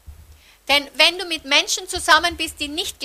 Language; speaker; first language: German; native; German